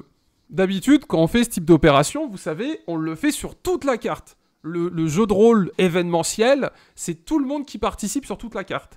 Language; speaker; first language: French; native; French